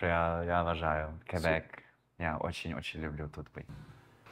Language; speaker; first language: Russian; early bilingual, heritage; Russian